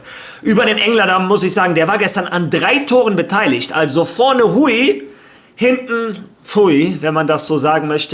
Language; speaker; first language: German; native; German